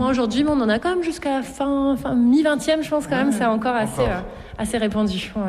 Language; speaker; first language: French; native; French